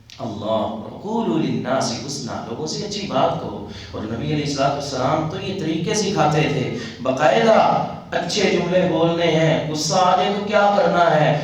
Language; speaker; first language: Urdu; non-native, local second language; Punjabi